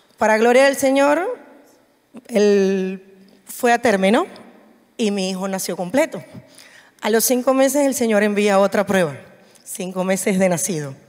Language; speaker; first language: Spanish; native; Spanish